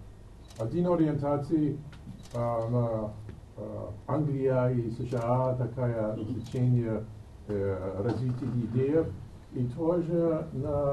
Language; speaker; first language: Russian; non-native, learner; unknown